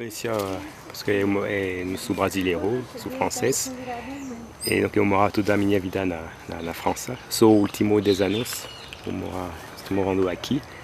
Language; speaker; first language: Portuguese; non-native, fluent; French